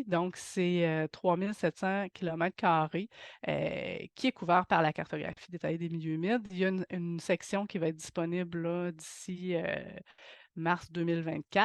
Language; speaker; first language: French; native; French